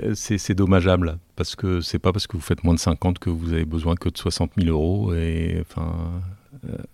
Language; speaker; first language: French; native; French